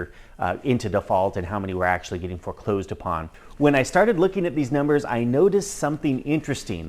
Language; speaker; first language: English; native; English